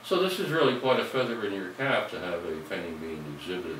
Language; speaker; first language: English; native; English